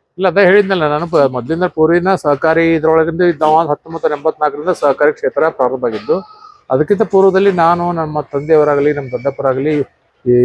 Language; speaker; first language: Kannada; native; Kannada